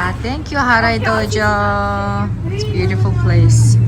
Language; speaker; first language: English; non-native, fluent; Mongolian